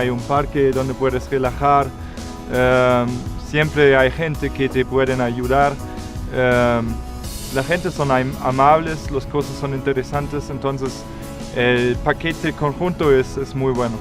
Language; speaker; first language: Spanish; non-native, fluent; German